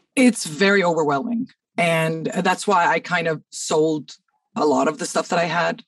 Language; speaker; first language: English; early bilingual, other home language; Danish